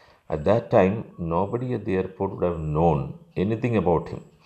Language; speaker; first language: English; non-native, local second language; Malayalam